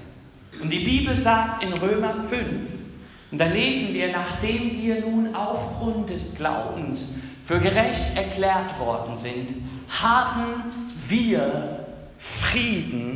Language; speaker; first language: German; non-native, fluent; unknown